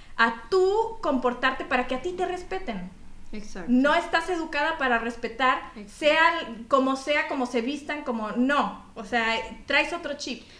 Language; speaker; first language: Spanish; native; Spanish